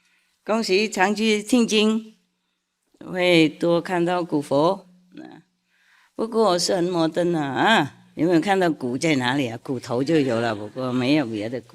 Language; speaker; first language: Chinese; non-native, fluent; Vietnamese